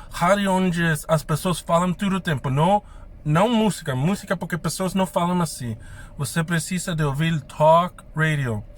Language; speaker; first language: Portuguese; non-native, fluent; English